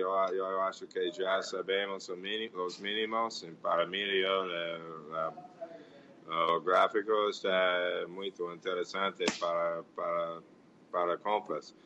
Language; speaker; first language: Portuguese; non-native, fluent; English